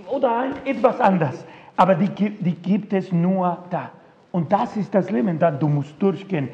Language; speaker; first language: German; non-native, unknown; Spanish